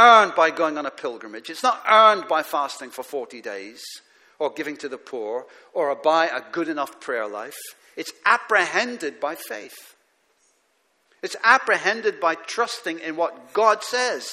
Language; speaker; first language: English; native; English